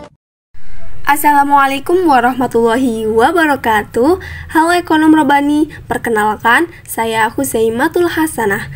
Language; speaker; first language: Indonesian; native; Indonesian